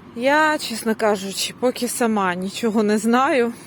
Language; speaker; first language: Ukrainian; native; Ukrainian